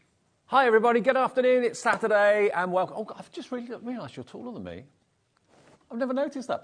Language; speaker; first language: English; native; English